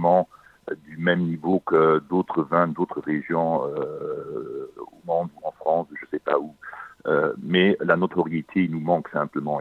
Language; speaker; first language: French; non-native, local second language; Luxembourgish